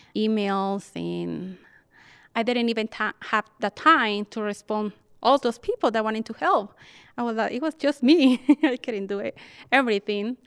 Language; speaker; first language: English; non-native, fluent; Spanish